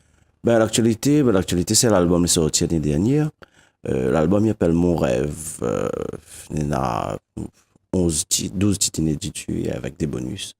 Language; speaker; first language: French; non-native, local second language; Réunion Creole French